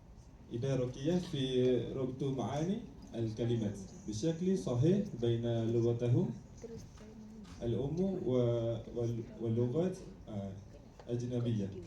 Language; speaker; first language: Arabic; non-native, learner; Malay